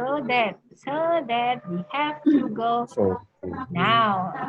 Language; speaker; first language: English; non-native, learner; Indonesian